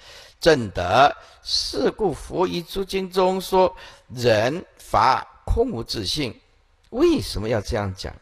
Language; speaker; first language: Chinese; native; Chinese